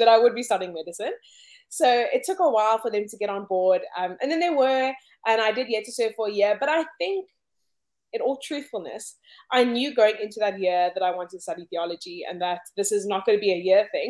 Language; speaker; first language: English; native; English